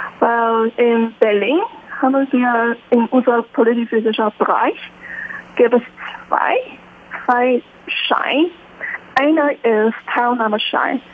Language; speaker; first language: German; non-native, learner; Chinese